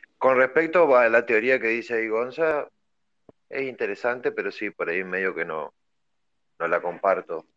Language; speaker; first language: Spanish; native; Spanish